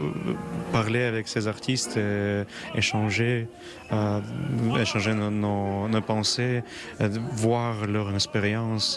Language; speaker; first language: French; non-native, learner; Ukrainian